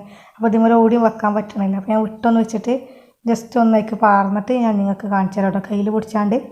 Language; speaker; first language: Malayalam; native; Malayalam